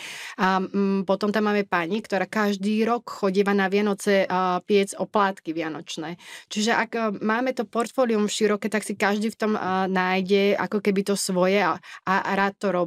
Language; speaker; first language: Slovak; native; Slovak